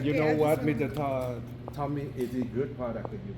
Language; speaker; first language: English; non-native, fluent; Vietnamese